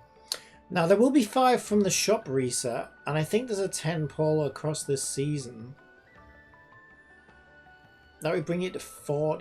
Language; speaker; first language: English; native; English